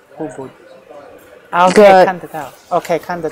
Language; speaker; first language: Chinese; non-native, learner; English